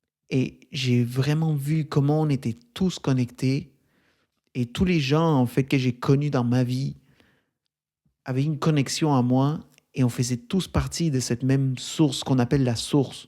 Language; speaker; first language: French; native; French